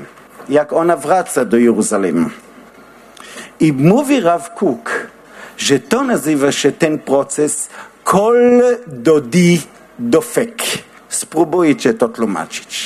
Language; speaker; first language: Polish; non-native, learner; Hebrew